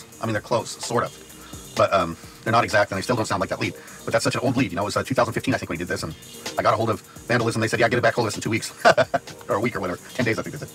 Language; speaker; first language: English; native; English